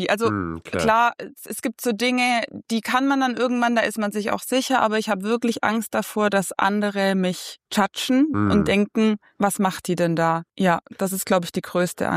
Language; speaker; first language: German; native; German